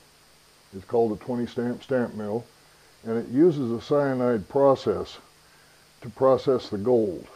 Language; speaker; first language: English; native; English